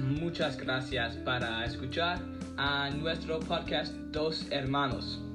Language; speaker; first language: Spanish; non-native, learner; English